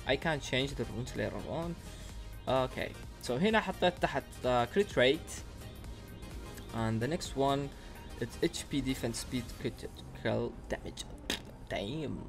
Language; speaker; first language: English; non-native, fluent; Arabic